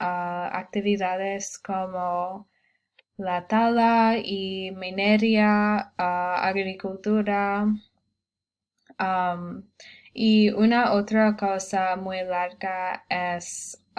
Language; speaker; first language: Spanish; non-native, learner; English